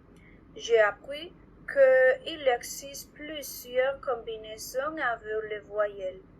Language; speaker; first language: French; non-native, learner; Spanish